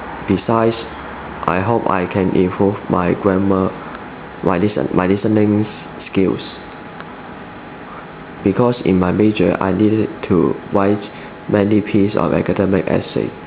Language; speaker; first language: English; non-native, learner; Cantonese